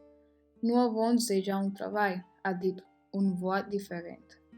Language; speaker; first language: French; non-native, learner; Spanish